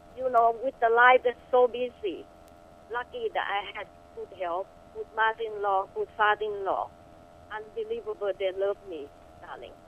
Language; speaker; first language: English; non-native, fluent; Thai